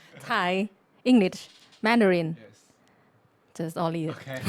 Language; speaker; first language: English; non-native, learner; Thai